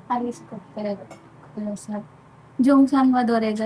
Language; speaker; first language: Japanese; non-native, learner; Telugu